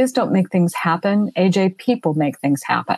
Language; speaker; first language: English; native; English